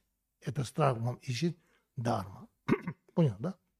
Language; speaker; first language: Russian; non-native, learner; Tibetan